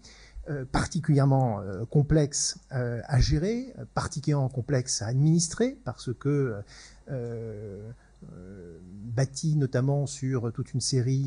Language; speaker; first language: French; native; French